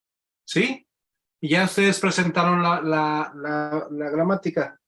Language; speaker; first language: Spanish; native; Spanish